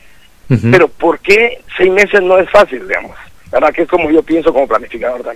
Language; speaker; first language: Spanish; native; Spanish